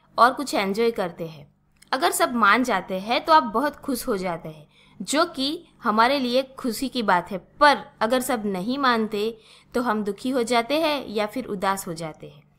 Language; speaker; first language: Hindi; non-native, local second language; Gujarati